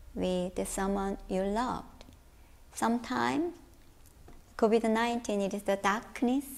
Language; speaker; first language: English; non-native, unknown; Korean